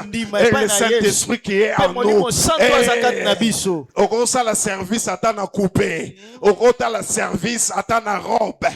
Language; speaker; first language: French; non-native, local second language; Lingala